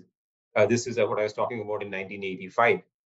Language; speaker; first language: English; non-native, local second language; Marathi